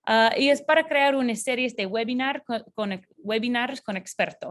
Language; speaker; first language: Spanish; non-native, fluent; English